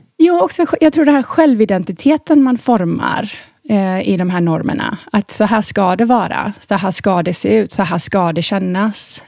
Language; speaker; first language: Swedish; early bilingual, heritage; Swedish